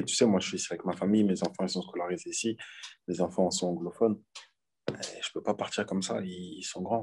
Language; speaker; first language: French; native; French